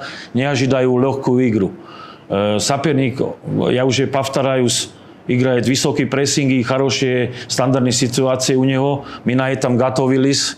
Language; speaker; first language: Russian; non-native, learner; Slovak